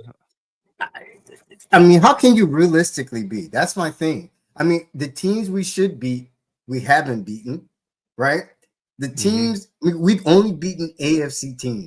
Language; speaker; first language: English; native; English